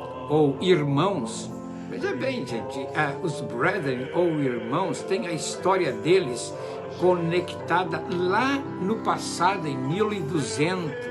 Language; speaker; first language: Portuguese; native; Portuguese